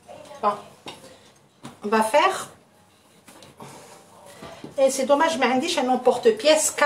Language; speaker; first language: French; non-native, local second language; Arabic